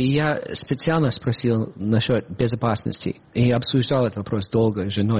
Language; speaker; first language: Russian; non-native, fluent; English